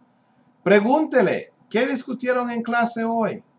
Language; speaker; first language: Spanish; non-native, fluent; English